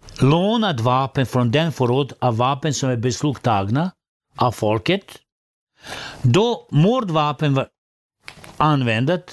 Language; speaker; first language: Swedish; non-native, fluent; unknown